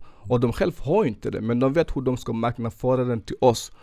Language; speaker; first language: Swedish; non-native, fluent; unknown